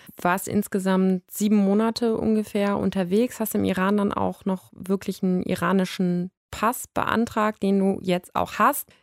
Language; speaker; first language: German; native; German